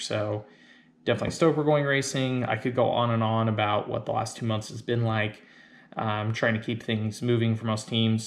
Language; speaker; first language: English; native; English